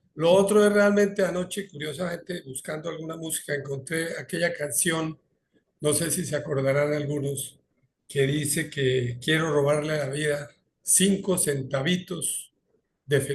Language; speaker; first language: Spanish; native; Spanish